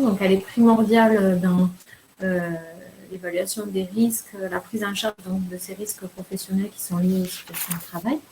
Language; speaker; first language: French; native; French